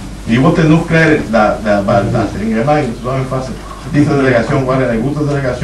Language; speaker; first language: German; non-native, fluent; Spanish